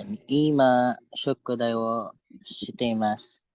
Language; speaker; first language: Japanese; non-native, learner; Filipino